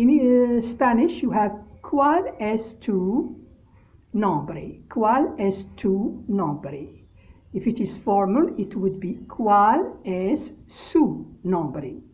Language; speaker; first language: Spanish; non-native, learner; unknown